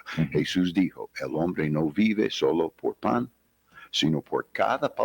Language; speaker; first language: Spanish; non-native, fluent; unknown